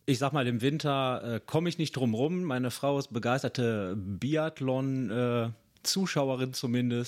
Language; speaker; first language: German; native; German